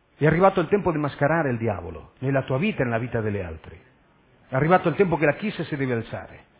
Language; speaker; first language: Italian; non-native, fluent; Spanish